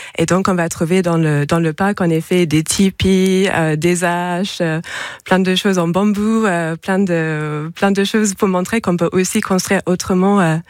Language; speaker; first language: French; non-native, fluent; English